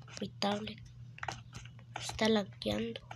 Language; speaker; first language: Spanish; early bilingual, heritage; Spanish